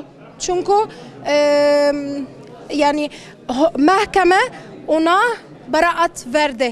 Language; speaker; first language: Turkish; non-native, learner; Arabic